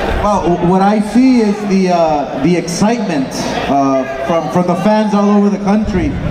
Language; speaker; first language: English; early bilingual, other home language; Spanish